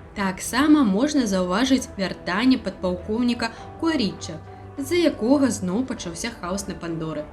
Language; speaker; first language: Belarusian; non-native, local second language; Russian